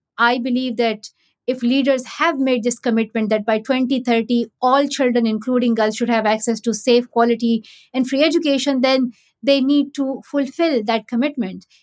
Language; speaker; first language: English; non-native, local second language; Pashto